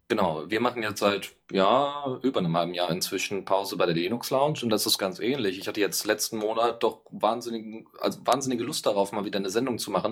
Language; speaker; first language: German; native; German